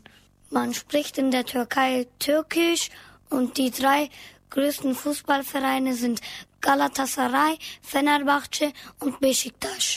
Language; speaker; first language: German; early bilingual, other home language; Turkish